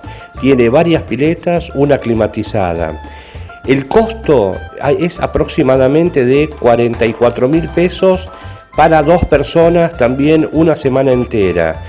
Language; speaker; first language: Spanish; native; Spanish